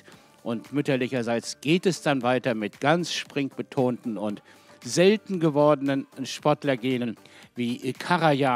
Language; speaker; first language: German; native; German